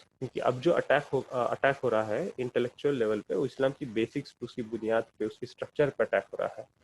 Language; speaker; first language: Urdu; non-native, local second language; Kannada